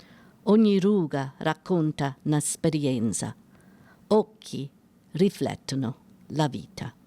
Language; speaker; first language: Italian; early bilingual, heritage; Italian